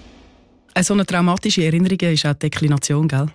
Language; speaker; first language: German; native; German